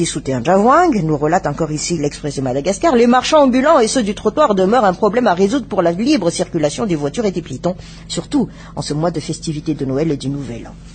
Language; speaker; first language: French; non-native, local second language; Malagasy